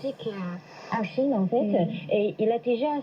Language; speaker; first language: French; non-native, fluent; Chinese